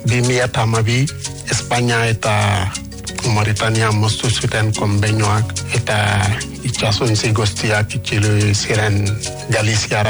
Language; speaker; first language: Basque; non-native, learner; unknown